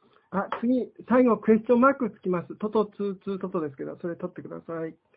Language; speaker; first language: Japanese; native; Japanese